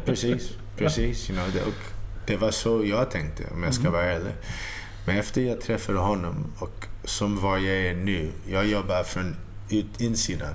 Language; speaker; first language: Swedish; early bilingual, heritage; Swedish